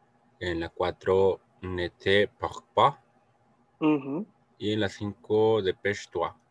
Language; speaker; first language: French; non-native, learner; Spanish